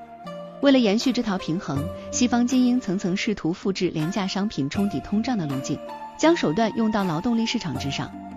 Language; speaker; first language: Chinese; native; Chinese